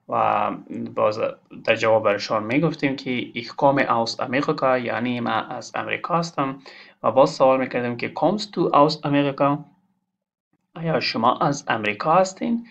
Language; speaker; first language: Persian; non-native, local second language; Pashto